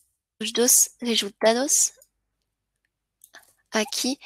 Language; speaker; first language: Spanish; non-native, learner; French